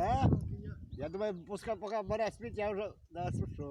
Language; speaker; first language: Russian; native; Russian